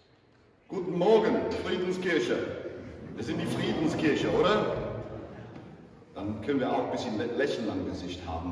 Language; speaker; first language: German; non-native, fluent; English